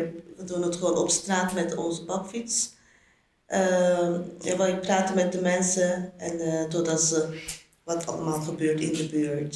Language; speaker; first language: Dutch; non-native, learner; Turkish